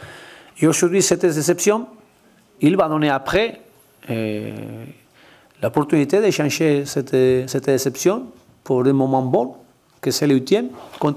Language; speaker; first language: French; non-native, learner; Spanish